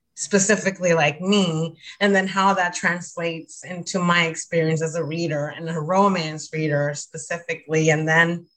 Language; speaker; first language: English; non-native, fluent; Spanish